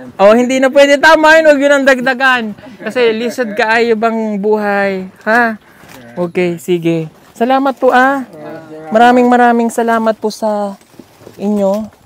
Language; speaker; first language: Filipino; native; Filipino